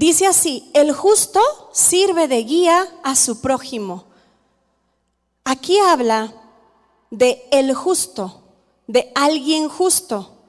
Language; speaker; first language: Spanish; native; Spanish